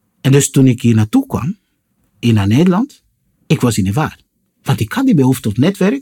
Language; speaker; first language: Dutch; non-native, fluent; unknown